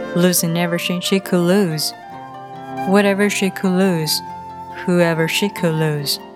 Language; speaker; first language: English; non-native, fluent; Chinese